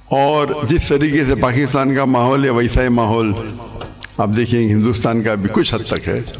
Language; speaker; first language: Urdu; non-native, local second language; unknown